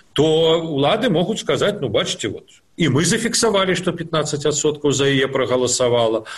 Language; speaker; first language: Belarusian; non-native, local second language; Russian